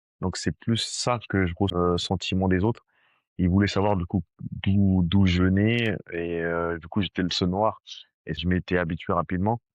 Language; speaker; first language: French; early bilingual, other home language; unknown